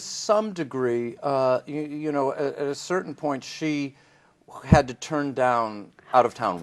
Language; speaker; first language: English; native; English